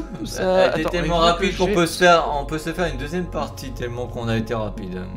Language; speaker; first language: French; native; French